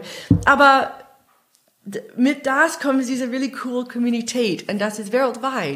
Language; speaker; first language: German; non-native, fluent; English